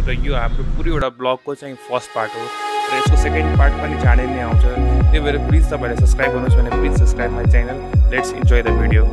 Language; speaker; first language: Nepali; native; Nepali